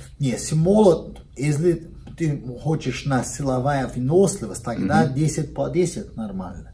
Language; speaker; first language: Russian; non-native, learner; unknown